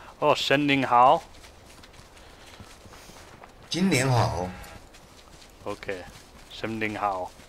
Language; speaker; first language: Chinese; non-native, learner; English